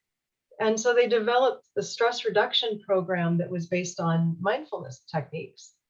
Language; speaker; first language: English; native; English